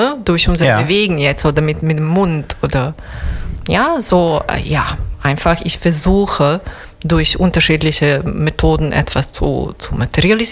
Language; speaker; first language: German; non-native, fluent; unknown